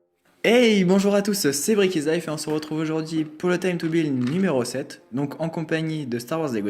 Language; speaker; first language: French; native; French